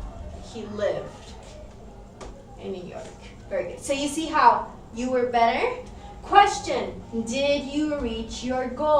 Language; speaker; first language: English; non-native, fluent; Spanish